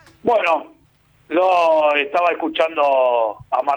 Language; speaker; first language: Spanish; native; Spanish